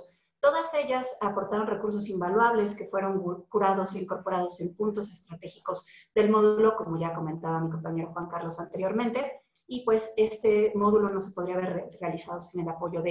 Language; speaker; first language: Spanish; native; Spanish